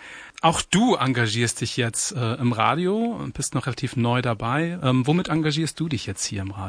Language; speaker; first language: German; native; German